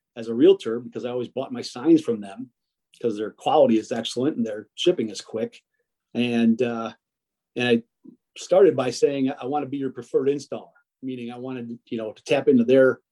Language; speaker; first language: English; early bilingual, other home language; Italian